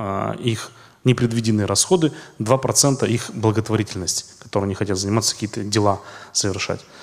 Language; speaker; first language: Russian; native; Russian